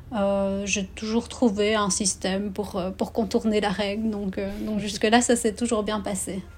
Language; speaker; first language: French; native; French